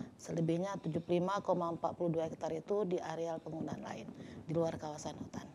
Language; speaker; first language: Indonesian; native; Indonesian